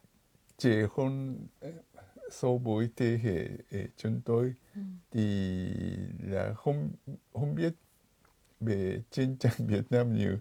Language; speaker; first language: Vietnamese; non-native, fluent; Japanese